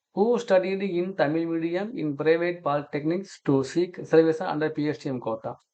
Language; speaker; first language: English; non-native, local second language; Tamil